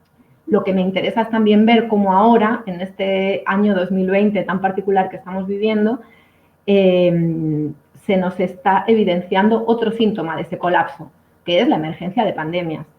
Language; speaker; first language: Spanish; native; Spanish